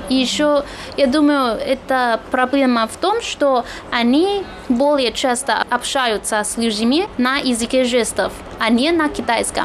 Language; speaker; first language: Russian; non-native, fluent; Chinese